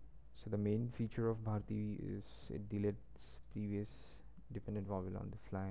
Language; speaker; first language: English; non-native, local second language; Marathi